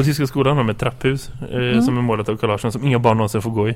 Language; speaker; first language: Swedish; native; Swedish